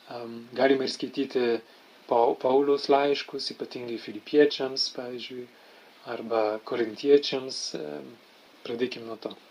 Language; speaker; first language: Lithuanian; non-native, fluent; French